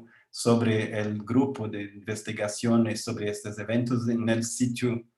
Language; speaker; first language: Spanish; non-native, learner; Portuguese